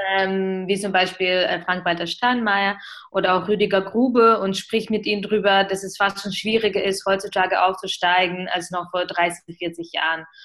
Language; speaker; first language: German; early bilingual, other home language; Ukrainian